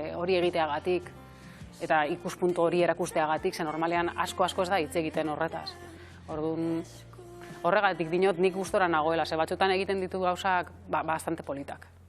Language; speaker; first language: Basque; non-native, local second language; Spanish